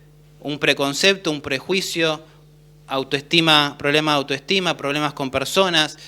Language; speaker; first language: Spanish; native; Spanish